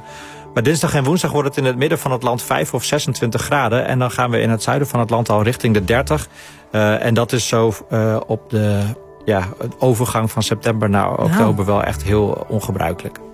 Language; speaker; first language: Dutch; native; Dutch